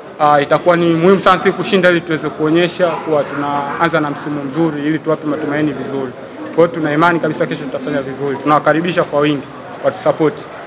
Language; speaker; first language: Swahili; native; Swahili